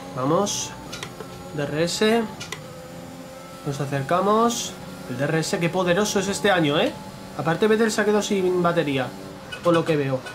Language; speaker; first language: Spanish; native; Spanish